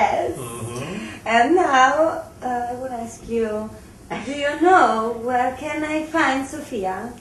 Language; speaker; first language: English; non-native, learner; Italian